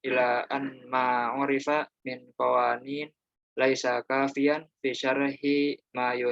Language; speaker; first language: Arabic; non-native, learner; Indonesian